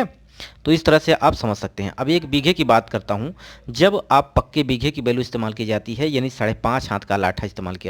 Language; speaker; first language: Hindi; native; Hindi